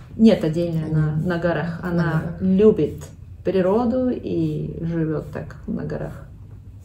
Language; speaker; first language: Russian; early bilingual, heritage; Russian